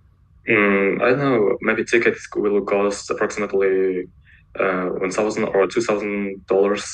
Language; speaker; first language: English; non-native, learner; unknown